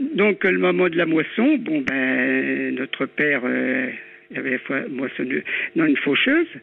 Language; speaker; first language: French; native; French